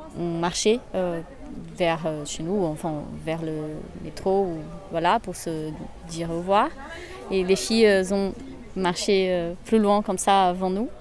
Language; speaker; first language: French; non-native, fluent; Portuguese